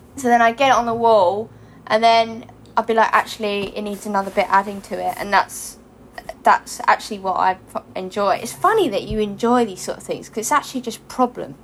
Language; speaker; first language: English; native; English